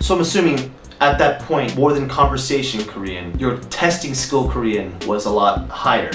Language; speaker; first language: English; native; English